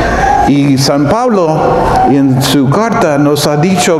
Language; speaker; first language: Spanish; non-native, fluent; English